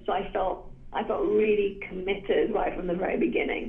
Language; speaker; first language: English; native; English